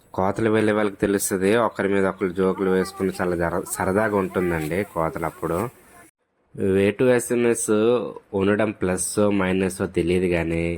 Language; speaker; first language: Telugu; native; Telugu